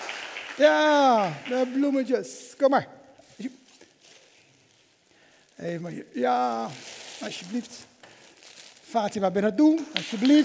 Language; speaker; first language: Dutch; native; Dutch